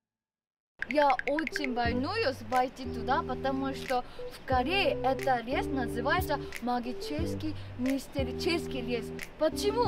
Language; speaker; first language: Russian; non-native, fluent; Korean